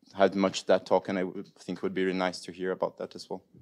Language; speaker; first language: English; non-native, fluent; Portuguese